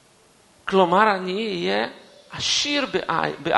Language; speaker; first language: Hebrew; non-native, fluent; Russian